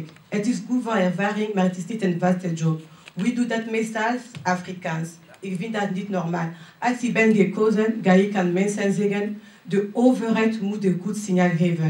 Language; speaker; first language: Dutch; non-native, learner; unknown